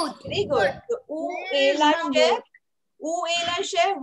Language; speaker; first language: English; non-native, local second language; Hindi